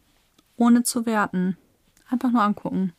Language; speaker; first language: German; native; German